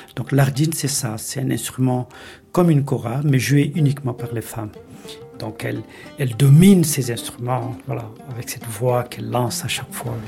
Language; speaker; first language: French; non-native, local second language; Bambara